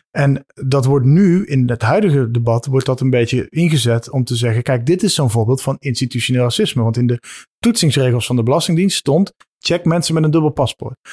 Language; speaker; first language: Dutch; native; Dutch